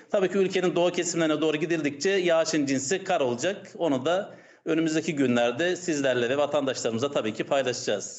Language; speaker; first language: Turkish; native; Turkish